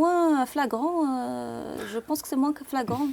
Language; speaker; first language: French; non-native, local second language; Arabic